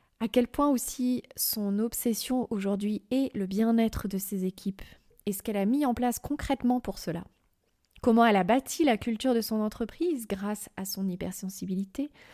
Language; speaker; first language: French; native; French